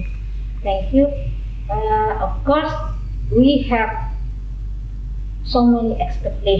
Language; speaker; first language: English; non-native, fluent; Indonesian